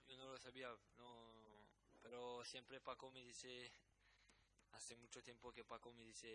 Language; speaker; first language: Spanish; non-native, learner; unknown